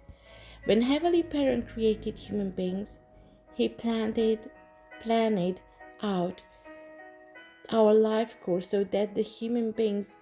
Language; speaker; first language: English; non-native, fluent; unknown